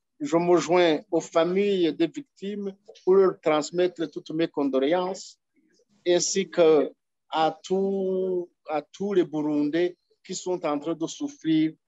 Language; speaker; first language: French; non-native, local second language; Rundi